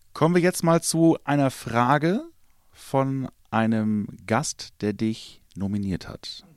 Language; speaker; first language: German; native; German